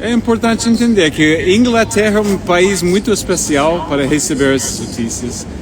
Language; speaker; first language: Portuguese; non-native, fluent; English